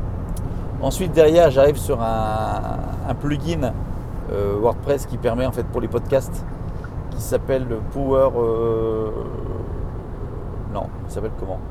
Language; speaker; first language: French; native; French